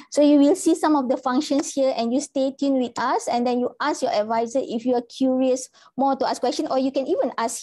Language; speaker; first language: English; non-native, local second language; Malay